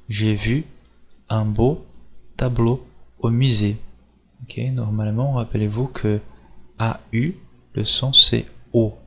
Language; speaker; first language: French; non-native, fluent; Portuguese